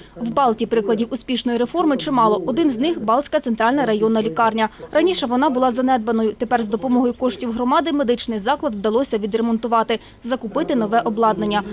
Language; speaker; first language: Ukrainian; native; Ukrainian